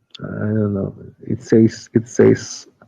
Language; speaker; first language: English; non-native, learner; Indonesian